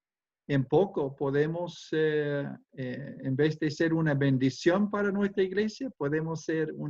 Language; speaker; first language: Spanish; non-native, fluent; English